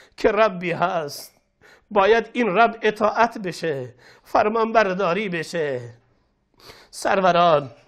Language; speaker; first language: Persian; non-native, local second language; Baluchi